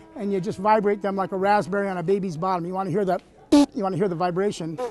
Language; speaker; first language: English; native; English